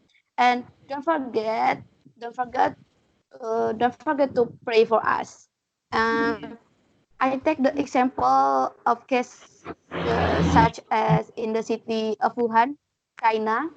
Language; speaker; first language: English; non-native, learner; Indonesian